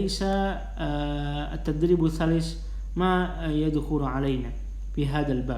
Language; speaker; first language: Arabic; non-native, fluent; Indonesian